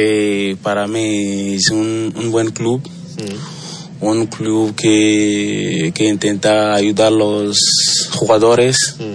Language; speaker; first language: Spanish; non-native, learner; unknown